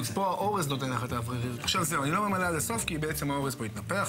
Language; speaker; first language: Hebrew; native; Hebrew